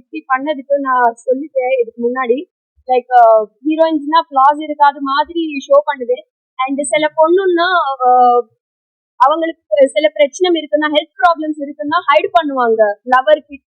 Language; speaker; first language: Tamil; non-native, fluent; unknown